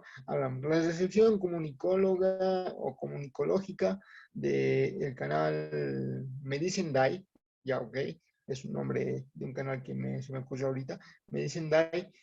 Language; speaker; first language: Spanish; native; Spanish